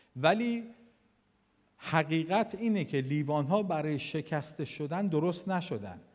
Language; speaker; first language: Persian; native; Persian